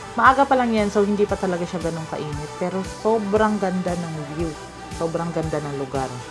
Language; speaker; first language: Filipino; non-native, local second language; Cebuano